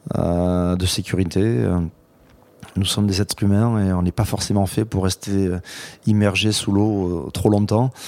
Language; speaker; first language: French; native; French